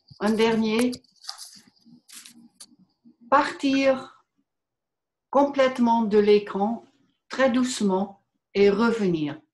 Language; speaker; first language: French; non-native, fluent; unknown